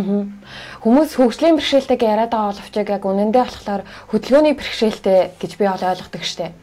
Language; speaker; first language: Mongolian; native; Mongolian